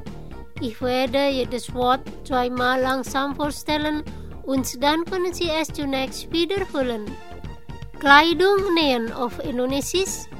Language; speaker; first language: German; non-native, fluent; Indonesian